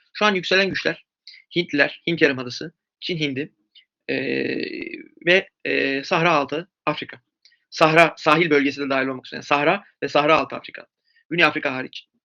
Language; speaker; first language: Turkish; native; Turkish